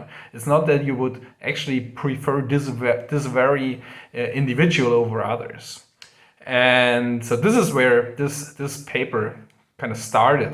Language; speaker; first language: English; non-native, fluent; German